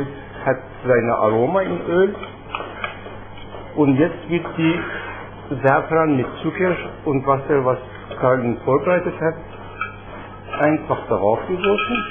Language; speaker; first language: German; non-native, fluent; Persian